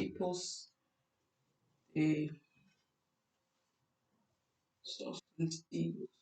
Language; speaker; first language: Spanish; non-native, learner; English